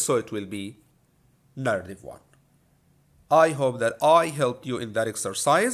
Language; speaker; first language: English; non-native, fluent; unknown